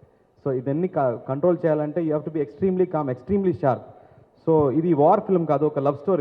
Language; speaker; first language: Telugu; non-native, learner; Tamil